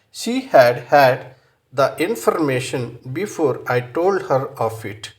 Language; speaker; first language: English; non-native, local second language; Telugu